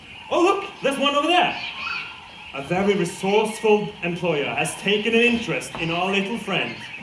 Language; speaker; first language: English; non-native, fluent; Norwegian